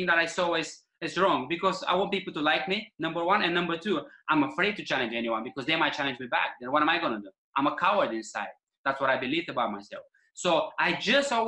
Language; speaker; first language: English; non-native, fluent; Bulgarian